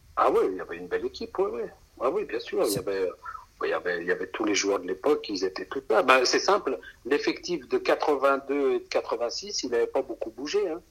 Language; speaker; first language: French; native; French